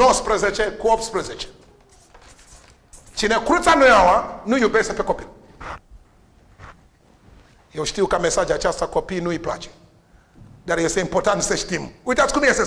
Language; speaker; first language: Romanian; non-native, learner; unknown